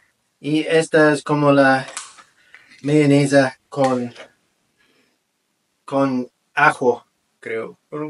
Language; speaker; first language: Spanish; non-native, learner; English